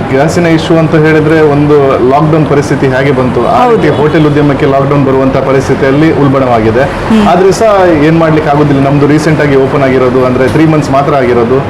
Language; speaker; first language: Kannada; non-native, local second language; Konkani